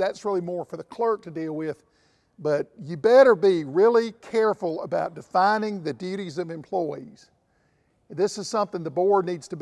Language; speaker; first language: English; native; English